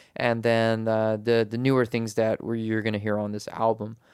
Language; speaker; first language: English; native; English